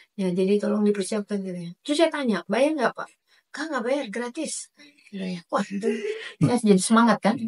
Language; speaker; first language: Indonesian; native; Indonesian